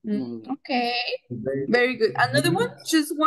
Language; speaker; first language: English; non-native, fluent; Spanish